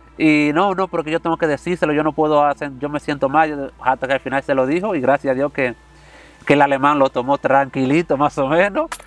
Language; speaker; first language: Spanish; native; Spanish